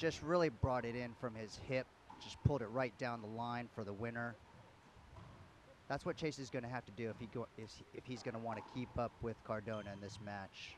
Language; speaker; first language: English; native; English